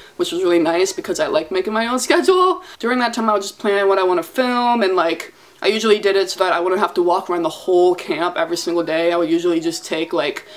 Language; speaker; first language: English; native; English